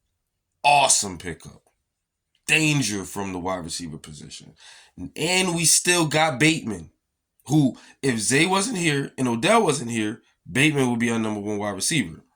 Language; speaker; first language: English; native; English